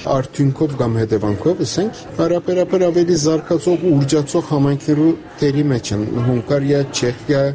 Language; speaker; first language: Armenian; native; Armenian